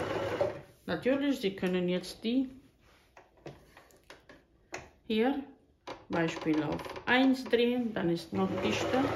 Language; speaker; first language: German; non-native, fluent; Bosnian